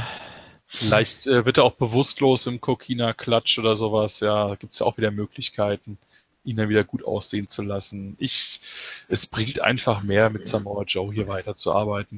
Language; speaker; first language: German; native; German